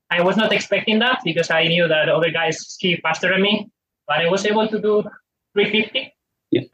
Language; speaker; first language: English; non-native, fluent; Spanish